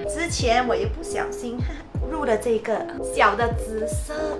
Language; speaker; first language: Chinese; native; Chinese